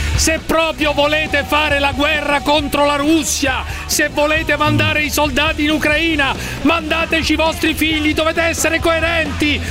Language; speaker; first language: Italian; native; Italian